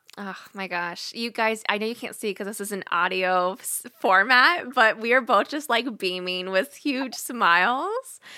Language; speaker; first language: English; native; English